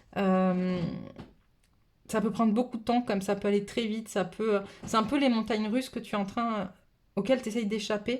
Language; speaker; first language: French; native; French